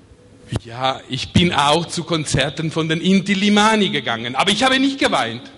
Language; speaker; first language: German; non-native, fluent; Italian